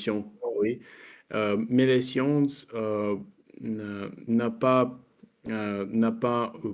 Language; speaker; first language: French; non-native, fluent; Russian